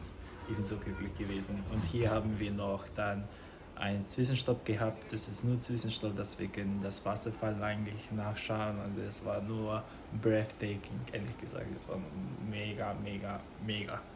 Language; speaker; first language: German; non-native, fluent; Croatian